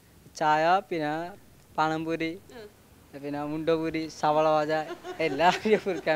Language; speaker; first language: Malayalam; non-native, local second language; Odia